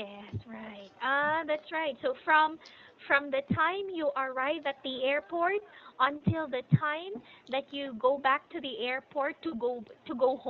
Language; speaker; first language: English; non-native, fluent; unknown